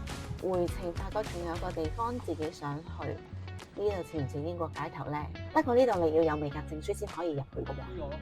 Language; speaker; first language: Cantonese; native; Cantonese